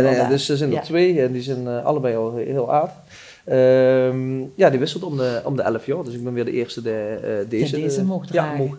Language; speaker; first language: Dutch; native; Dutch